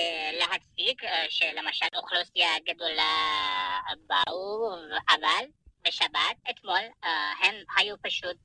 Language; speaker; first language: Hebrew; non-native, fluent; Persian